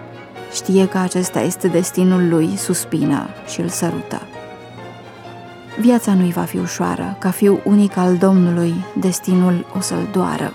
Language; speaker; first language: Romanian; native; Romanian